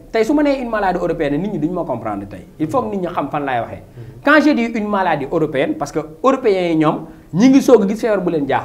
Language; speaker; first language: French; non-native, local second language; Wolof